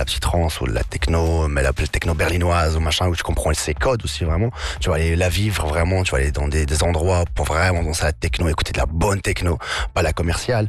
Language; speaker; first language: French; non-native, local second language; Arabic